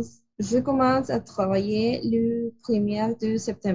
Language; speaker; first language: French; non-native, learner; Spanish